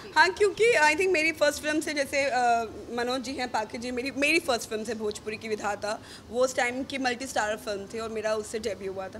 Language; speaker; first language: Hindi; native; Hindi